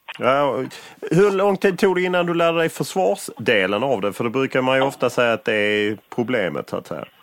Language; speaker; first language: Swedish; native; Swedish